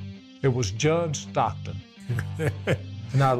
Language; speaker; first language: English; native; English